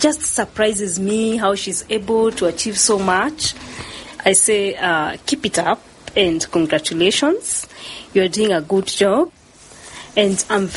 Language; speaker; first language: English; non-native, local second language; Luyia